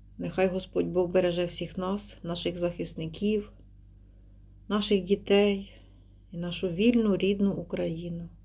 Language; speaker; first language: Ukrainian; native; Ukrainian